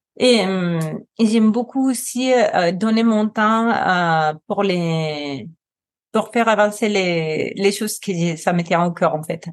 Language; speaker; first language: French; non-native, fluent; Spanish